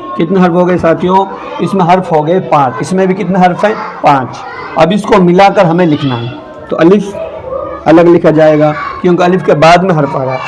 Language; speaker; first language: Urdu; native; Urdu